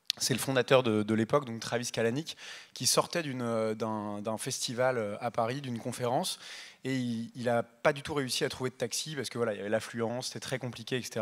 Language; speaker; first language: French; native; French